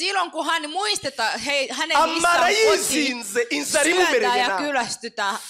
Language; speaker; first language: Finnish; non-native, fluent; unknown